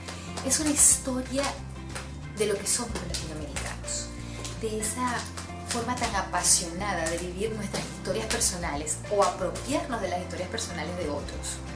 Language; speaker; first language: Spanish; native; Spanish